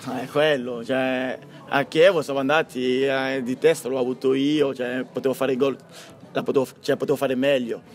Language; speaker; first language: Italian; non-native, fluent; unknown